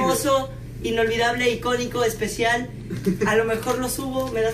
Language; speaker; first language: Spanish; native; Spanish